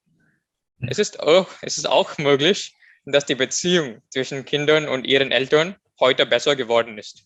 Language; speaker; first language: German; non-native, learner; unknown